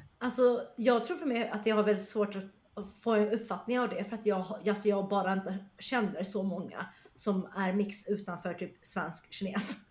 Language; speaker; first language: Swedish; early bilingual, other home language; Chinese